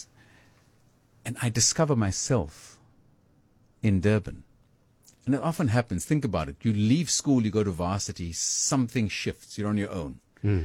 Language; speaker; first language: English; native; English